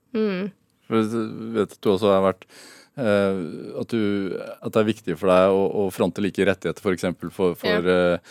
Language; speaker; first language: Norwegian; native; Norwegian